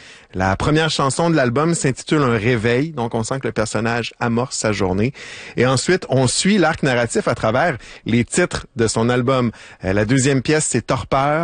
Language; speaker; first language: French; native; French